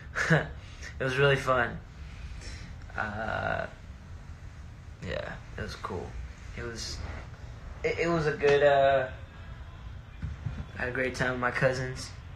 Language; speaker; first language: English; early bilingual, other home language; Spanish